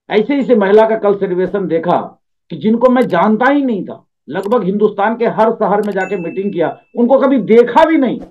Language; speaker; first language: Hindi; native; Hindi